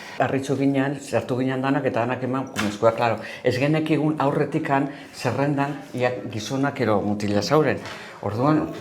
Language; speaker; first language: Basque; native; Basque